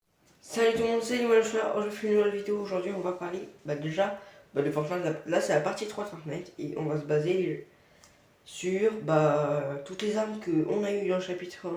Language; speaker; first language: French; native; French